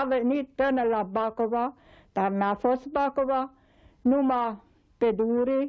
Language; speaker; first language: Romanian; non-native, local second language; German